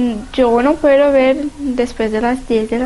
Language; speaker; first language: Spanish; non-native, learner; Portuguese